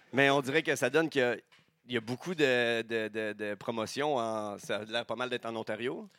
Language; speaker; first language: French; native; French